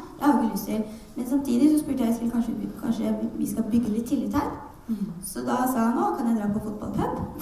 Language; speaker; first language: Norwegian; early bilingual, other home language; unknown